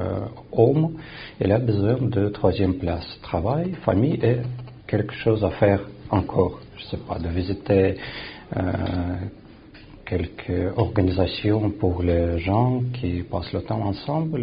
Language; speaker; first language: French; non-native, fluent; Russian